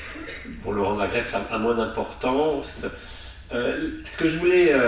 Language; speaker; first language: French; native; French